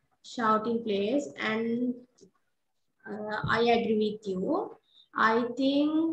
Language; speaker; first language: English; non-native, learner; Sinhala